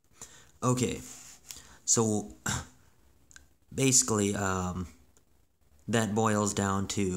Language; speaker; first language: English; native; English